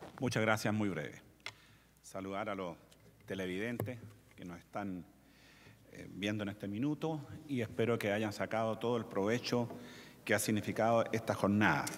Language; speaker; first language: Spanish; native; Spanish